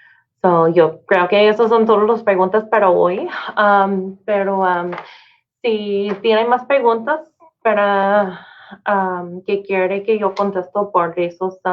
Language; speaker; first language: Spanish; non-native, learner; English